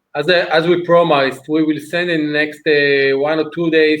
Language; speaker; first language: English; non-native, fluent; Hebrew